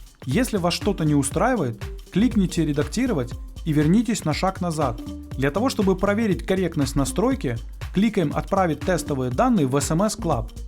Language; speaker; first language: Russian; native; Russian